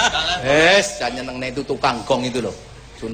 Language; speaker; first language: Indonesian; non-native, local second language; Javanese